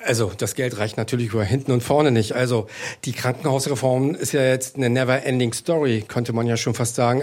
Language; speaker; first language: German; native; German